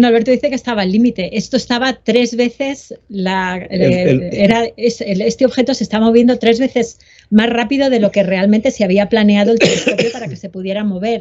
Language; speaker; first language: Spanish; native; Spanish